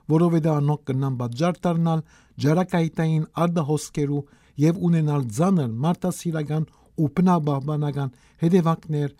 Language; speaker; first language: Armenian; native; Armenian